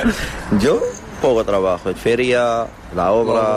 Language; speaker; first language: Spanish; non-native, learner; Arabic